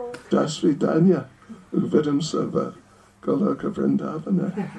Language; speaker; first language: Russian; non-native, learner; English